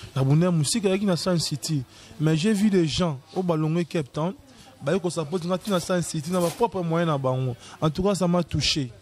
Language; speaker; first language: French; non-native, local second language; Lingala